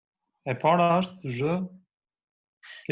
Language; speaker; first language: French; non-native, fluent; Albanian